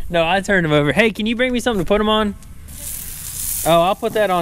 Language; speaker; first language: English; native; English